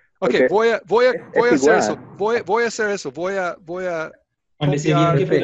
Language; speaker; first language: Spanish; non-native, fluent; English